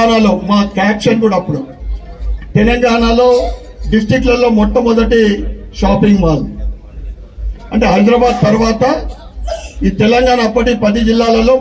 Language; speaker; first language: Telugu; native; Telugu